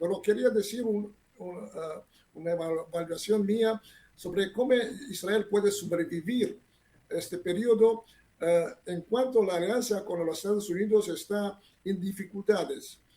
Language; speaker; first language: Spanish; non-native, fluent; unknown